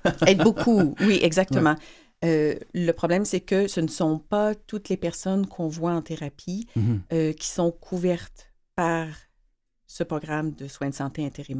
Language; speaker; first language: French; native; French